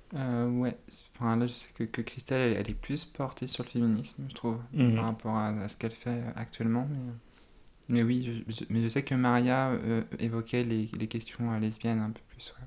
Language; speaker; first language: French; native; French